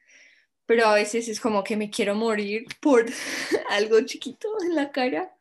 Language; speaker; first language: Spanish; non-native, fluent; English